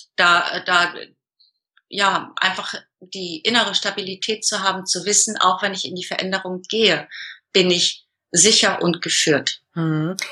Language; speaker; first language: German; native; German